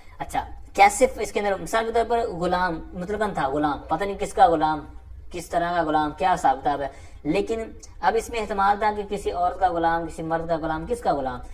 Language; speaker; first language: Urdu; non-native, local second language; Punjabi